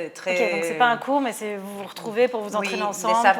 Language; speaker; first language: French; native; French